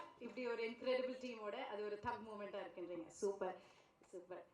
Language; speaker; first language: Tamil; native; Tamil